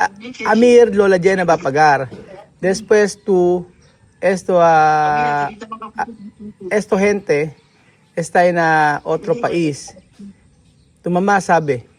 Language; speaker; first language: Spanish; non-native, learner; Filipino